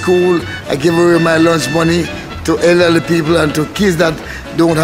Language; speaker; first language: English; non-native, local second language; Jamaican Creole English